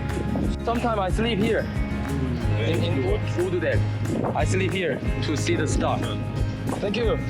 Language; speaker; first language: English; non-native, learner; Korean